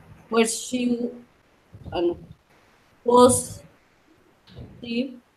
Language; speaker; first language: English; non-native, learner; Spanish